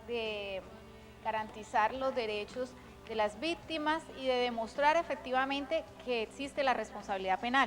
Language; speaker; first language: Spanish; native; Spanish